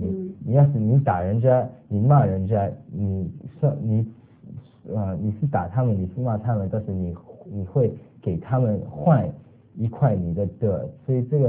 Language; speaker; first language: Chinese; early bilingual, other home language; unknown